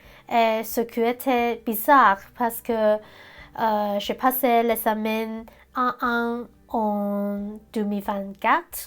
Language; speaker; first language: French; non-native, learner; Cantonese